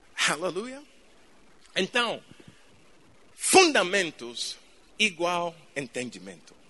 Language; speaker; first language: Portuguese; non-native, fluent; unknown